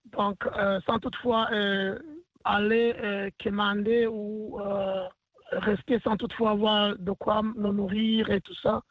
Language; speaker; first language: French; non-native, local second language; Rundi